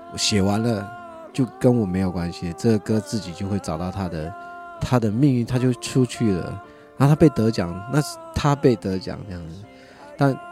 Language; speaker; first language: Chinese; native; Chinese